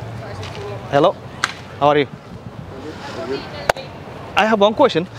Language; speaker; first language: English; non-native, learner; Tigrinya